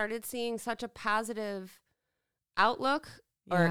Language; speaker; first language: English; native; English